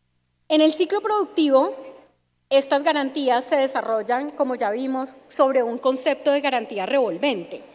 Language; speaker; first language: Spanish; native; Spanish